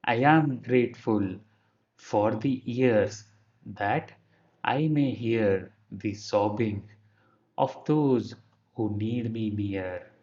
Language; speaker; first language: English; non-native, local second language; Kannada